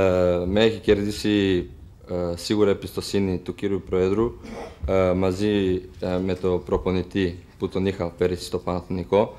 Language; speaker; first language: Greek; non-native, fluent; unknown